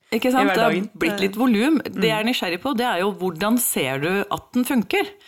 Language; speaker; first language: Norwegian; native; Norwegian